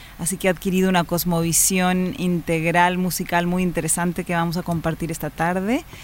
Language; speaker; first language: Spanish; native; Spanish